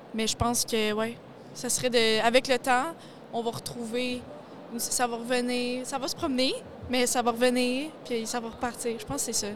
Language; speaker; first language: French; native; French